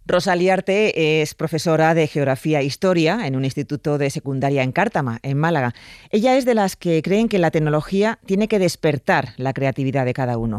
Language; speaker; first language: Spanish; native; Spanish